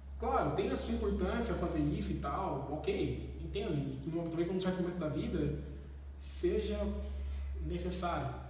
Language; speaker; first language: Portuguese; native; Portuguese